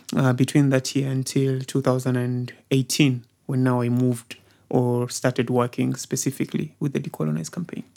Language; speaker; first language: English; non-native, local second language; Swahili